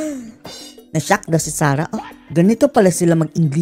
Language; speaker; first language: Filipino; native; Filipino